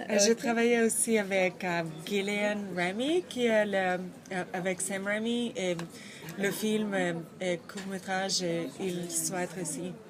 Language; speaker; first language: French; non-native, learner; Russian